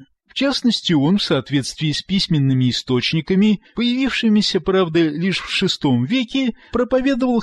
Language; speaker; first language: Russian; native; Russian